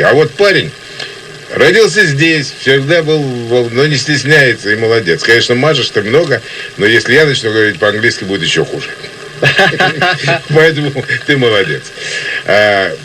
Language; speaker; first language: Russian; native; Russian